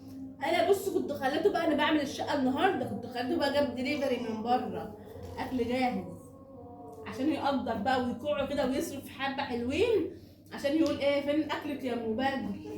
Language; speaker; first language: Arabic; native; Arabic